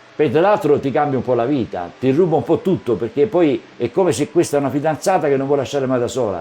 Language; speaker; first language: Italian; native; Italian